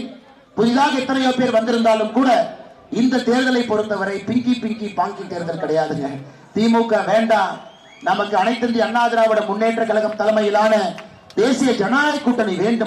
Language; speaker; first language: Tamil; native; Tamil